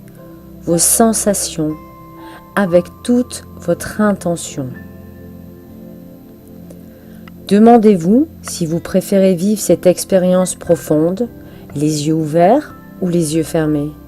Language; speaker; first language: French; native; French